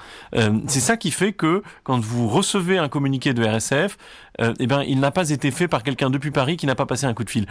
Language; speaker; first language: French; native; French